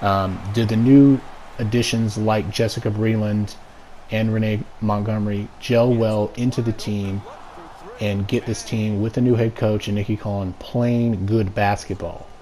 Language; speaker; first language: English; native; English